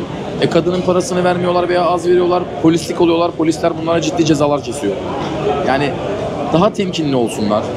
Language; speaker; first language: Turkish; native; Turkish